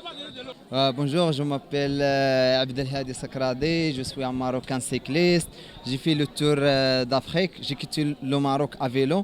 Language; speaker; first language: French; non-native, learner; Arabic